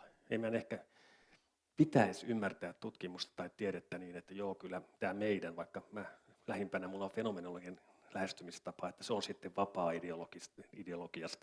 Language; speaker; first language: Finnish; native; Finnish